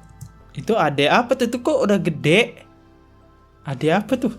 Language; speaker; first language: Indonesian; native; Indonesian